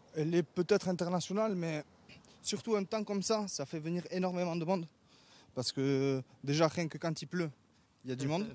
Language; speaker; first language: French; native; French